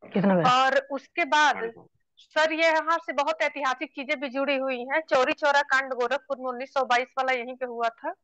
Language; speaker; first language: Hindi; native; Hindi